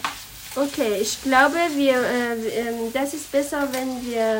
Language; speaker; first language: German; non-native, learner; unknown